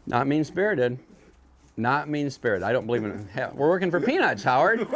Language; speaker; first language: English; native; English